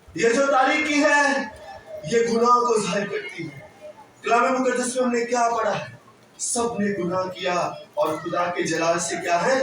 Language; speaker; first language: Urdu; non-native, local second language; Punjabi